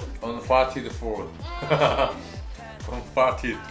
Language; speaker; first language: English; non-native, learner; Korean